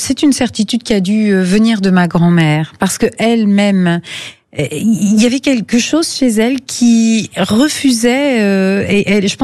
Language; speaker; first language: French; native; French